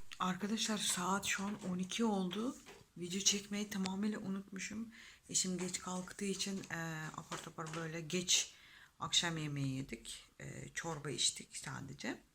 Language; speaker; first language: Turkish; non-native, fluent; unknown